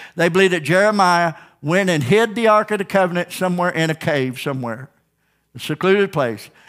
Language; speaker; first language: English; native; English